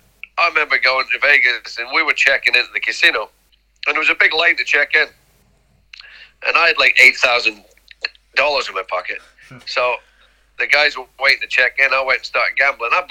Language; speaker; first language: English; native; English